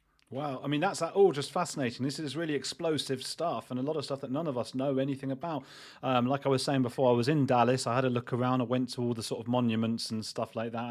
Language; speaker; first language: English; native; English